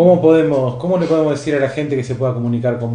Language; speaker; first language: Spanish; native; Spanish